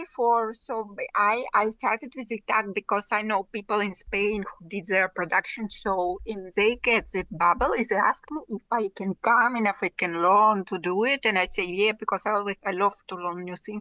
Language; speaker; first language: English; non-native, learner; Russian